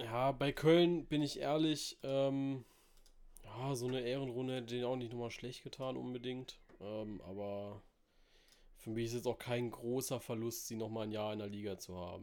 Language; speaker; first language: German; native; German